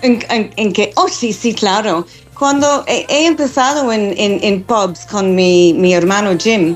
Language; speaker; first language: Spanish; non-native, fluent; English